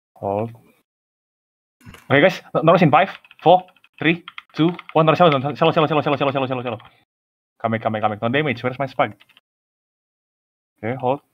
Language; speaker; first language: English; non-native, learner; Indonesian